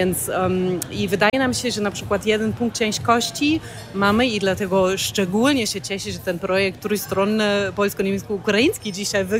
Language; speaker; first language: Polish; non-native, fluent; German